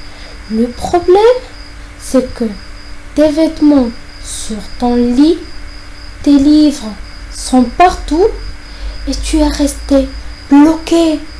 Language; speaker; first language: French; non-native, fluent; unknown